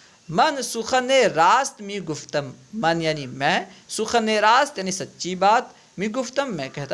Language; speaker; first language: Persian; non-native, fluent; Urdu